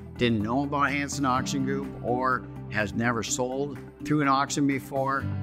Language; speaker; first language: English; native; English